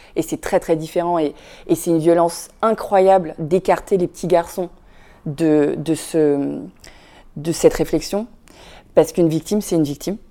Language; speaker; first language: French; early bilingual, other home language; Vietnamese